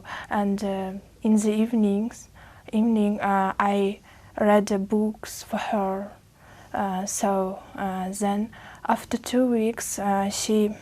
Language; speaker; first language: English; non-native, learner; Uzbek